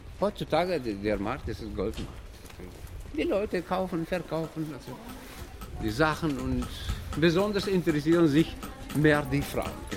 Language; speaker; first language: German; non-native, learner; Tajik